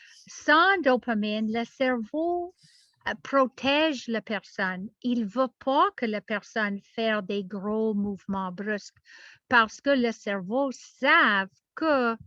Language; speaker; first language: French; non-native, learner; English